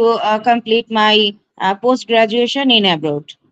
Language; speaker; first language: English; non-native, learner; Bangla